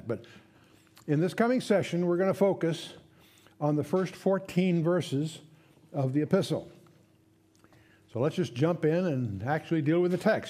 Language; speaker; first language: English; native; English